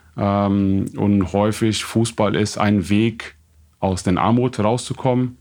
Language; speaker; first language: German; non-native, fluent; Portuguese